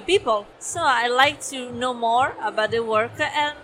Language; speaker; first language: English; non-native, learner; Italian